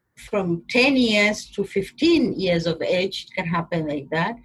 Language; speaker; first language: English; non-native, local second language; Somali